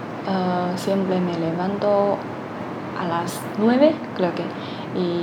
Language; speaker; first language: Spanish; non-native, learner; Chinese